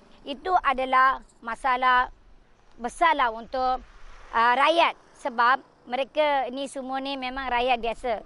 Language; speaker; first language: Malay; non-native, local second language; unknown